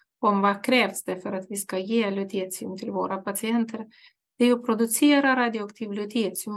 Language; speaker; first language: Swedish; non-native, fluent; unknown